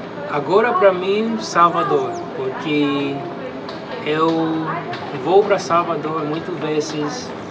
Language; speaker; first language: Portuguese; non-native, learner; English